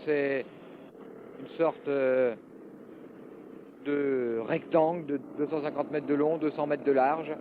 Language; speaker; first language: French; native; French